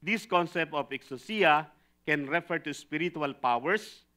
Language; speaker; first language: English; non-native, local second language; Filipino